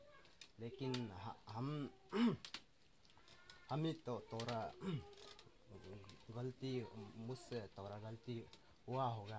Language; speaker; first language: Hindi; non-native, local second language; Adi